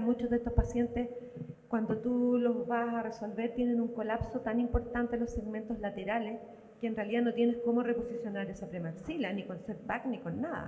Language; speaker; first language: Spanish; native; Spanish